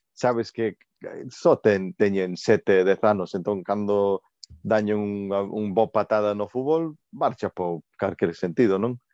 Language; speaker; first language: Galician; native; Galician